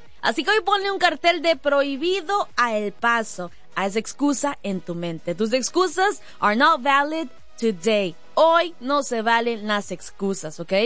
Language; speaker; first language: Spanish; early bilingual, heritage; Spanish